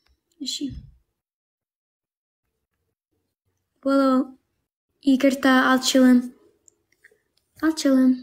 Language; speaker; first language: Amharic; non-native, learner; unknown